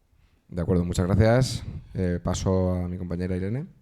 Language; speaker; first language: Spanish; native; Spanish